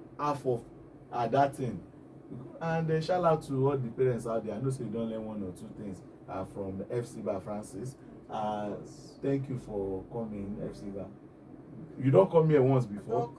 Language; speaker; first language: Nigerian Pidgin; non-native, local second language; Yoruba